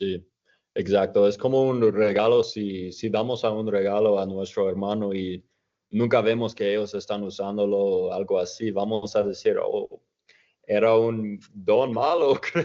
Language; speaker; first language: Spanish; non-native, fluent; English